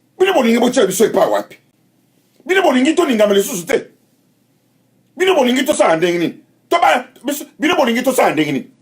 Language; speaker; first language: Lingala; non-native, local second language; Luba-Lulua